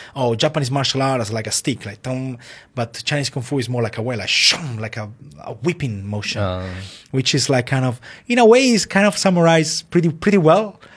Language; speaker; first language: English; non-native, fluent; Italian